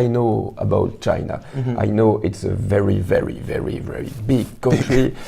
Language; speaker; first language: English; non-native, learner; French